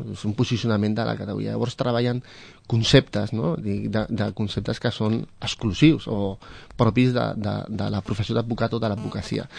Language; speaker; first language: Catalan; non-native, local second language; Spanish